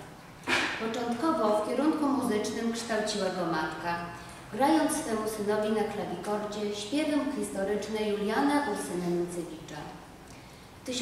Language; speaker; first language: Polish; native; Polish